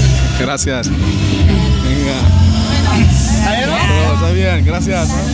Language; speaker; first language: Spanish; non-native, learner; Arabic